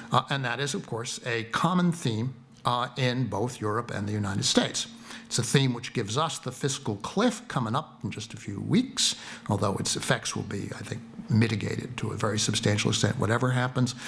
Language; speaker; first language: English; native; English